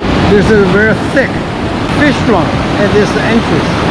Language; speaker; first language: English; non-native, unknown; Chinese